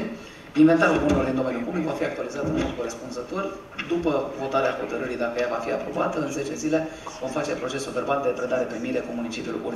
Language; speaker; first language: Romanian; native; Romanian